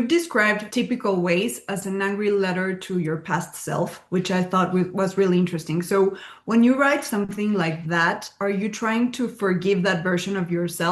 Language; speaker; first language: English; non-native, fluent; Spanish